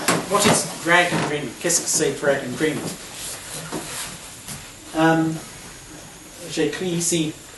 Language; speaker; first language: French; non-native, learner; English